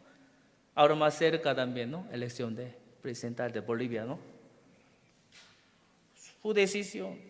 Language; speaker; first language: Spanish; non-native, fluent; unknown